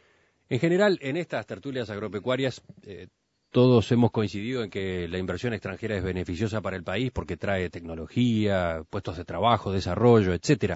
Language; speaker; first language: Spanish; native; Spanish